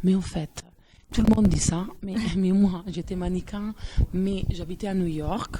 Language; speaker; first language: French; non-native, fluent; Italian